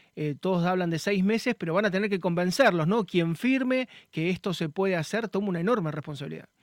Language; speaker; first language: Spanish; native; Spanish